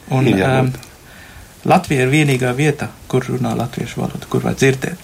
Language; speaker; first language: Latvian; non-native, fluent; Sinhala